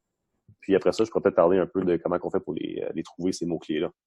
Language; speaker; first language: French; non-native, local second language; English